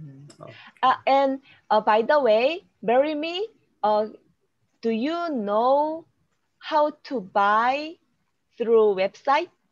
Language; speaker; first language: English; non-native, learner; Korean